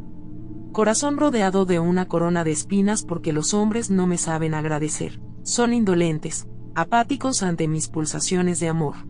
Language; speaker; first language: Spanish; native; Spanish